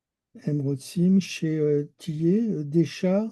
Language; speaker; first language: Hebrew; non-native, learner; French